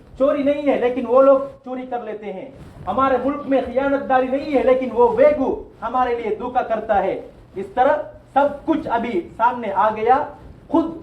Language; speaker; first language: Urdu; non-native, local second language; Tamil